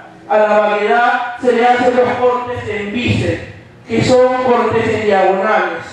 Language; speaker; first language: Spanish; native; Spanish